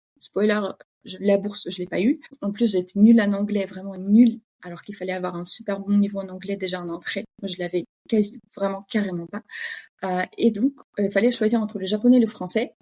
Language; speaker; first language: French; non-native, fluent; Russian